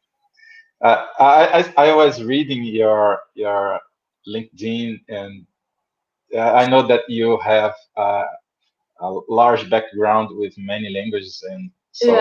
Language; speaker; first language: English; non-native, fluent; Portuguese